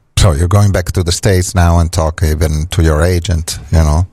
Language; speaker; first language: English; non-native, fluent; Italian